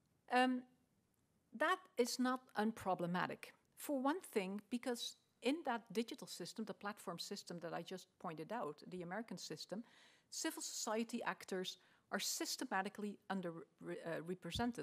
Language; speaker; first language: English; non-native, fluent; Dutch